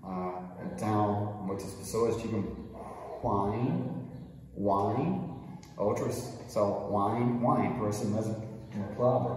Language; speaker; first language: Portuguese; non-native, fluent; English